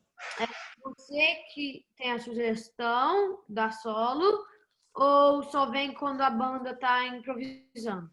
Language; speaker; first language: Portuguese; early bilingual, heritage; Portuguese